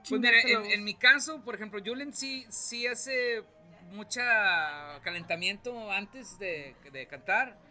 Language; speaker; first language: Spanish; native; Spanish